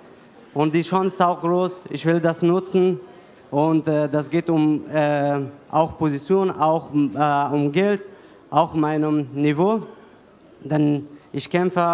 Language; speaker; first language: German; non-native, learner; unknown